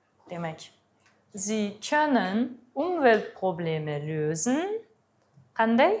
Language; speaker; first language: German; non-native, fluent; Uzbek